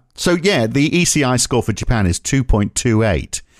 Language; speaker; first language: English; native; English